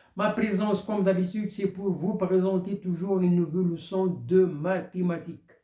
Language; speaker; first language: French; non-native, local second language; Arabic